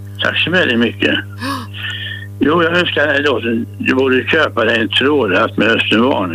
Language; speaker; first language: Swedish; native; Swedish